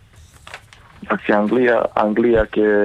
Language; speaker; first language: Greek; non-native, fluent; Serbian